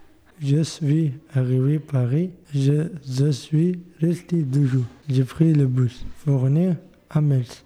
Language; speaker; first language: French; non-native, learner; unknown